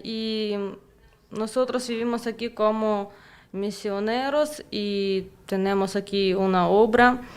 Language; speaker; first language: Spanish; non-native, learner; Russian